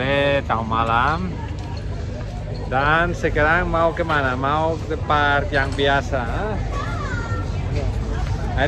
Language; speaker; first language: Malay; non-native, fluent; Catalan